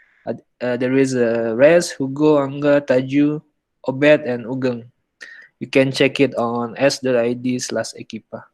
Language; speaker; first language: English; non-native, learner; Indonesian